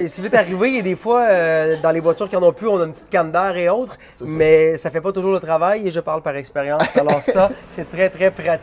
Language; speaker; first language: French; native; French